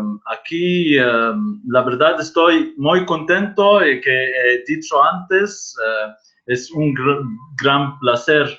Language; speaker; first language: Spanish; non-native, fluent; Arabic